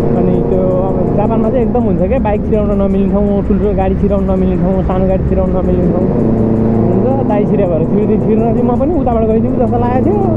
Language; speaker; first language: Nepali; native; Nepali